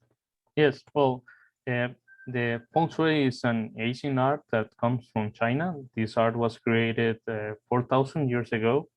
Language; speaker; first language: English; non-native, fluent; Spanish